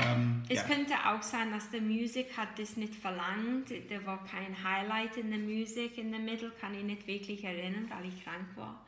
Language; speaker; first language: German; non-native, fluent; English